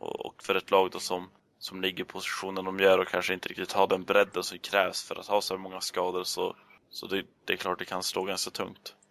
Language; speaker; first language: Swedish; native; Swedish